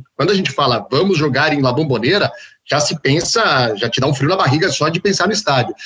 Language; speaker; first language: Portuguese; native; Portuguese